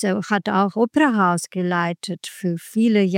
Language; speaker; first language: German; non-native, learner; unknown